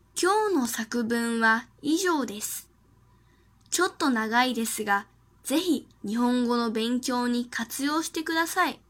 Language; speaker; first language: Japanese; non-native, fluent; Chinese